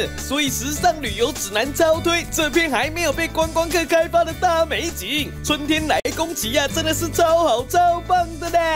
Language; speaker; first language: Chinese; native; Chinese